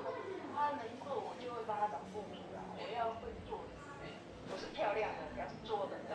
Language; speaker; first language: Chinese; native; Chinese